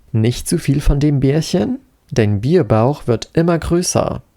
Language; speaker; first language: German; non-native, fluent; Polish